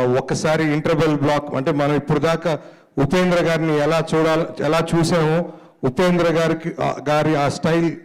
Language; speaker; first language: Telugu; native; Telugu